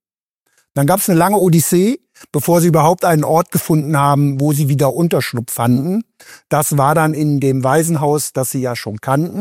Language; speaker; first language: German; native; German